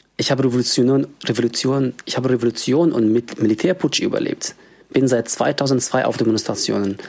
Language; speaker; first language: German; non-native, fluent; Arabic